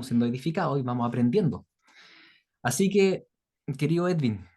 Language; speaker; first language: Spanish; native; Spanish